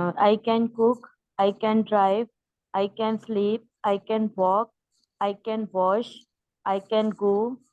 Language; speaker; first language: English; non-native, learner; Urdu